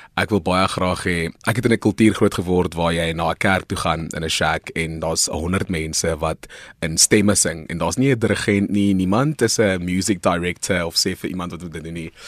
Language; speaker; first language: Afrikaans; non-native, local second language; Northern Sotho